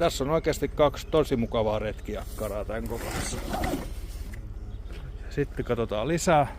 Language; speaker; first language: Finnish; native; Finnish